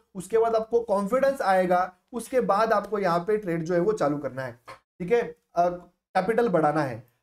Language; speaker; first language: Hindi; non-native, local second language; Marathi